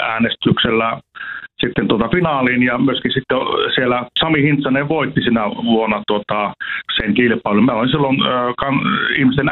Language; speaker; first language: Finnish; native; Finnish